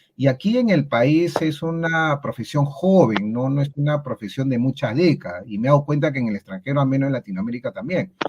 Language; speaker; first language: Spanish; native; Spanish